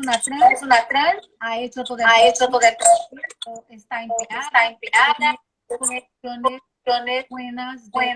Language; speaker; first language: Spanish; non-native, learner; Portuguese